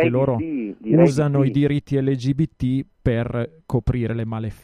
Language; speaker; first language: Italian; native; Italian